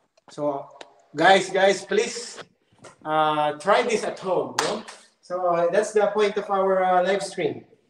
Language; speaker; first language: English; non-native, local second language; Filipino